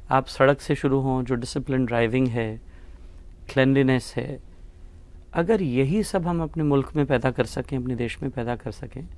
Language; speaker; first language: Hindi; native; Hindi